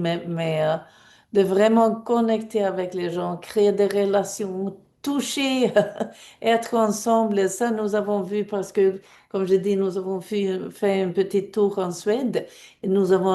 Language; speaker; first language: French; non-native, fluent; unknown